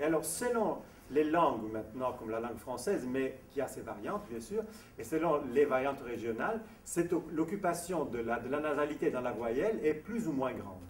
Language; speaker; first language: French; non-native, fluent; Italian